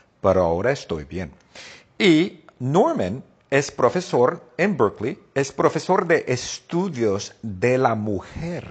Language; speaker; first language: Spanish; non-native, fluent; English